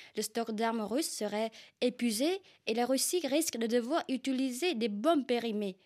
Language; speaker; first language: French; non-native, fluent; Vietnamese